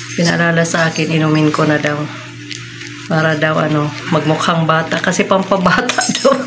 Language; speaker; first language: Filipino; non-native, local second language; Cebuano